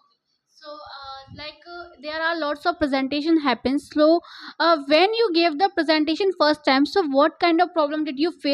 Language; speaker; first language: English; non-native, local second language; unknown